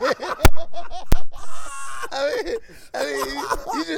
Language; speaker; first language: English; non-native, local second language; Yoruba